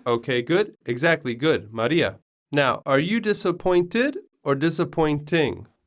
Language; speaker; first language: English; native; English